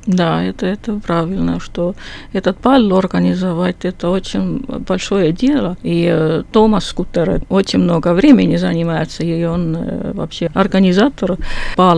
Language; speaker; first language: Russian; non-native, learner; Estonian